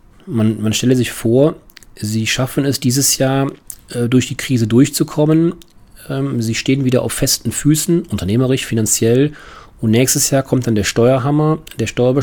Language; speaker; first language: German; native; German